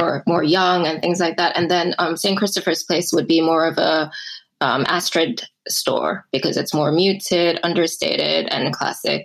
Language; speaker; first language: English; early bilingual, other home language; Korean